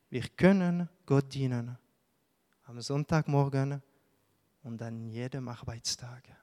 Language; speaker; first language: German; non-native, local second language; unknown